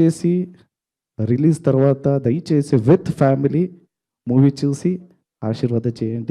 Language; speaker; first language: Telugu; non-native, local second language; Kannada